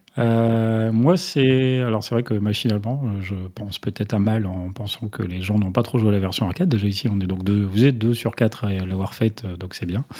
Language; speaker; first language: French; native; French